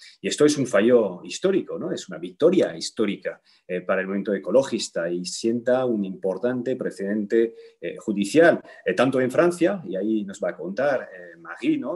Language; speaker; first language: Spanish; native; Spanish